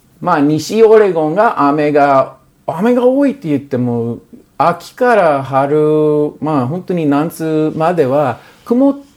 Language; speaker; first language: Japanese; non-native, fluent; English